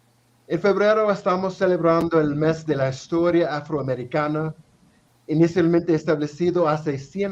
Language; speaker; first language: Spanish; non-native, fluent; English